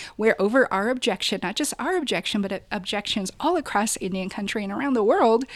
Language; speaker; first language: English; native; English